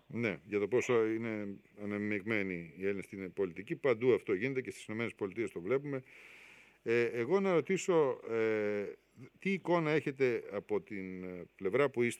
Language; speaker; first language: Greek; native; Greek